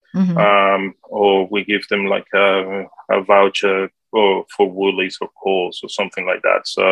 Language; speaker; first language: English; non-native, fluent; Spanish